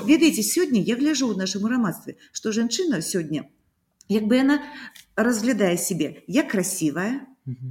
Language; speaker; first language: Belarusian; native; Belarusian